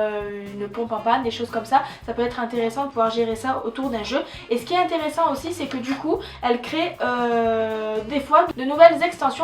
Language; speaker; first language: French; native; French